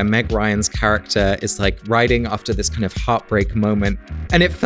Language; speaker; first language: English; native; English